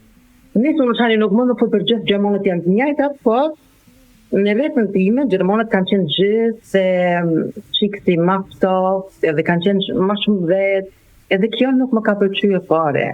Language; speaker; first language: Albanian; non-native, learner; German